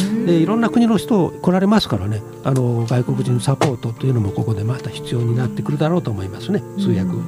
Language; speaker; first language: Japanese; native; Japanese